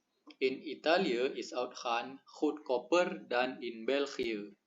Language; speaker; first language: Dutch; non-native, learner; Indonesian